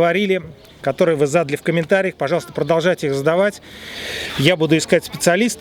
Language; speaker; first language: Russian; native; Russian